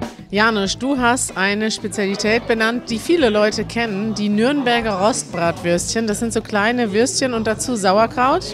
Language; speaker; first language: German; native; German